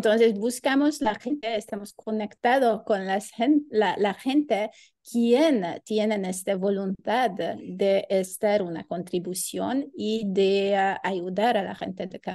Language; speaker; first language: Spanish; non-native, learner; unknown